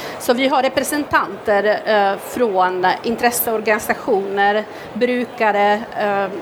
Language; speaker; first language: Swedish; non-native, fluent; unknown